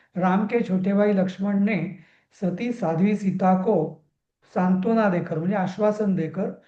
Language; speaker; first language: Hindi; non-native, local second language; Marathi